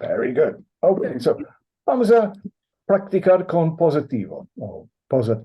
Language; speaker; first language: Spanish; non-native, fluent; English